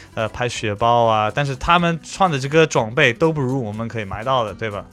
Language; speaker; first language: Chinese; non-native, fluent; English